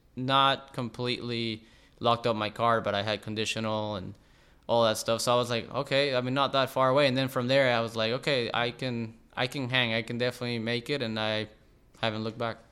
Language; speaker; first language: English; non-native, fluent; Spanish